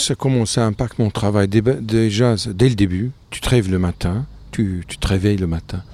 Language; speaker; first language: French; non-native, fluent; Arabic